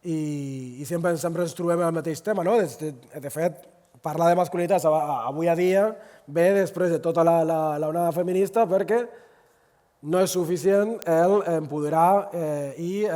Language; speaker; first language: Catalan; non-native, local second language; Spanish